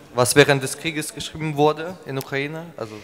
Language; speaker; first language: German; non-native, learner; Ukrainian